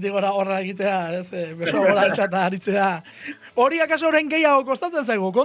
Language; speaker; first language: Basque; native; Basque